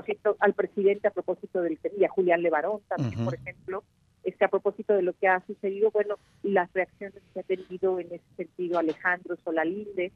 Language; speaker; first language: Spanish; native; Spanish